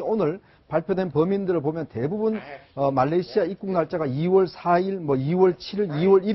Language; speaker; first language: Korean; native; Korean